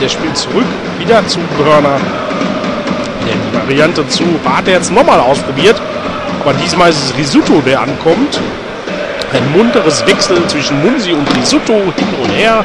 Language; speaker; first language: German; native; German